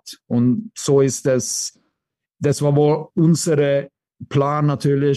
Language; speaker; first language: German; non-native, fluent; Swedish